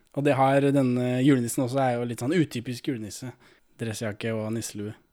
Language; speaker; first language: Norwegian; native; Norwegian